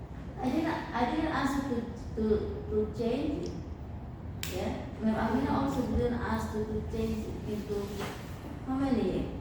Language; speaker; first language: English; non-native, fluent; Indonesian